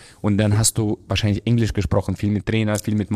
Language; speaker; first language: German; non-native, fluent; Romanian